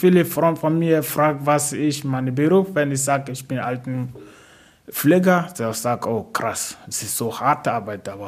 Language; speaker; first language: German; non-native, learner; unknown